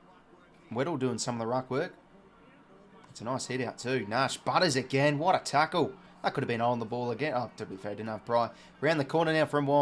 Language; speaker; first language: English; native; English